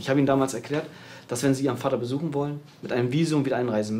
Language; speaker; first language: German; native; German